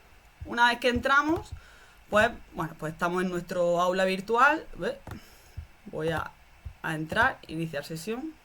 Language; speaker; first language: Spanish; native; Spanish